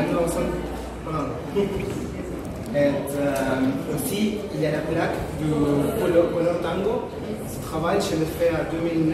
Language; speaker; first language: French; non-native, fluent; Spanish